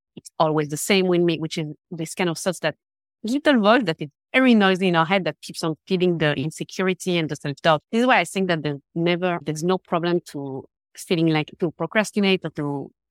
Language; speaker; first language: English; non-native, fluent; French